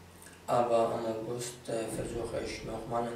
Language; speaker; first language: German; non-native, fluent; Arabic